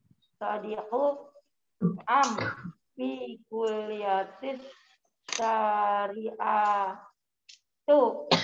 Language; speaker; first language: Arabic; non-native, learner; Indonesian